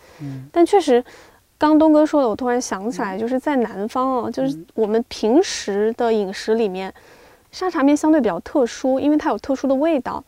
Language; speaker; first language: Chinese; native; Chinese